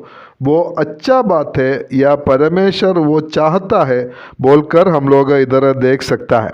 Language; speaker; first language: Hindi; non-native, local second language; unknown